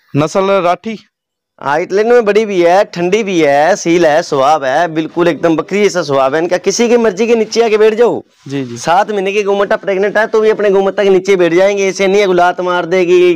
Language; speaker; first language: Hindi; native; Hindi